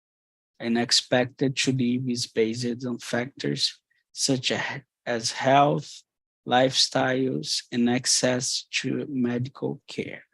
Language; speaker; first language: English; non-native, fluent; Portuguese